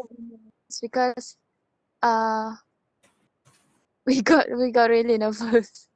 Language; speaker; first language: English; non-native, local second language; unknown